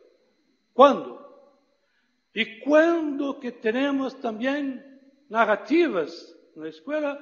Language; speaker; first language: Portuguese; non-native, fluent; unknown